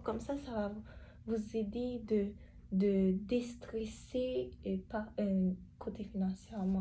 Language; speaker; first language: French; native; French